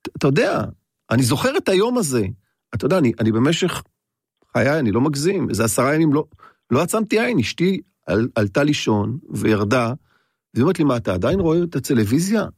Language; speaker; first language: Hebrew; native; Hebrew